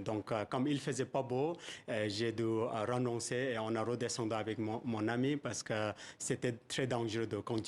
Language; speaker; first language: French; non-native, fluent; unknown